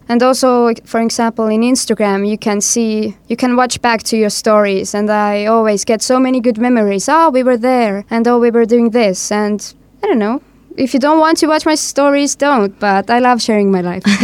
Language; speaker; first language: English; non-native, fluent; Estonian